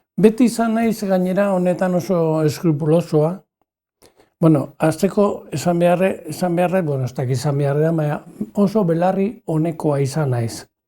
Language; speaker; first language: Basque; non-native, local second language; Spanish